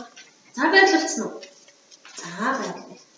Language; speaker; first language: Mongolian; native; Mongolian